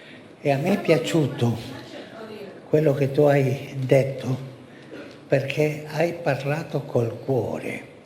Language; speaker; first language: Italian; non-native, fluent; Spanish